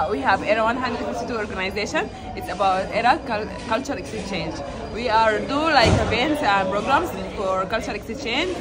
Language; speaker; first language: English; non-native, learner; Arabic